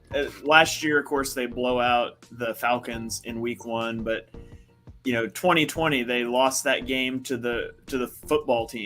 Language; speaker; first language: English; native; English